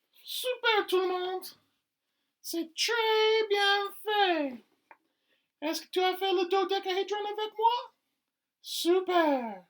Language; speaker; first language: French; non-native, fluent; English